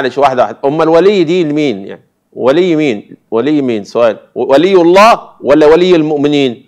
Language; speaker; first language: Arabic; native; Arabic